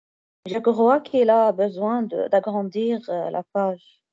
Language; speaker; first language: French; non-native, learner; Arabic